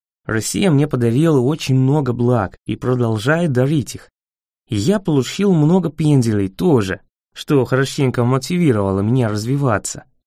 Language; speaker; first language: Russian; non-native, fluent; English